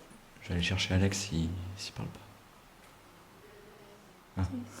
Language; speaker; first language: French; native; French